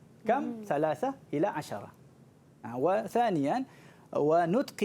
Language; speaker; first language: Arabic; non-native, fluent; Malay